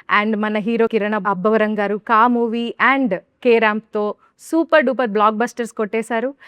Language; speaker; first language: Telugu; native; Telugu